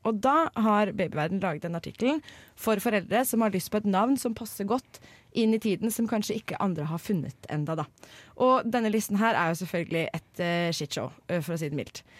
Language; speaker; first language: Norwegian; native; Norwegian